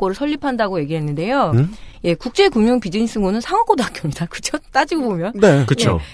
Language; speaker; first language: Korean; native; Korean